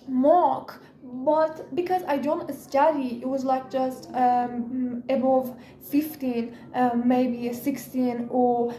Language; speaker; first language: English; non-native, learner; Persian